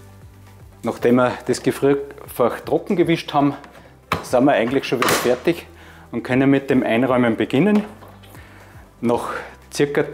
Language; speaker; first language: German; native; German